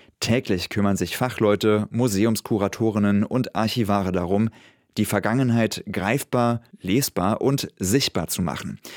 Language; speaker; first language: German; native; German